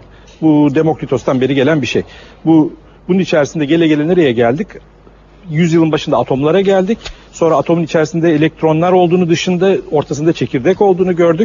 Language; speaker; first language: Turkish; native; Turkish